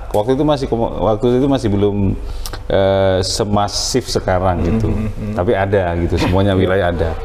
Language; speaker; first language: Indonesian; non-native, local second language; Madurese